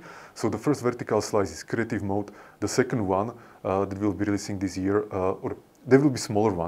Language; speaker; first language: English; non-native, fluent; Slovak